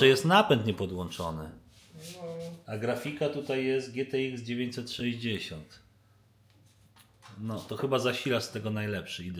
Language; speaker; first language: Polish; native; Polish